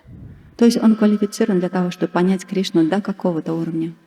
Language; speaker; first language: Russian; native; Russian